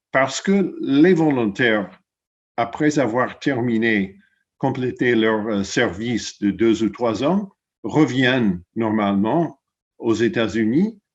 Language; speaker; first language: French; non-native, fluent; English